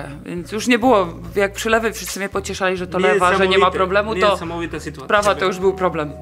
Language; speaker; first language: Polish; native; Polish